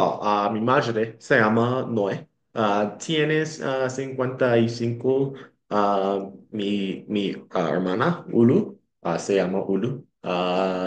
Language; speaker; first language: Spanish; non-native, learner; English